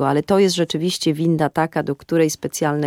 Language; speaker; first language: Polish; native; Polish